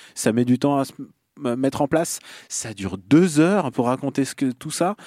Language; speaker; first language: French; non-native, fluent; Russian